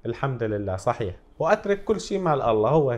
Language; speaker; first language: Arabic; native; Arabic